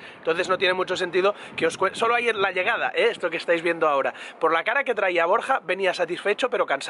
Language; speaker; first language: Spanish; native; Spanish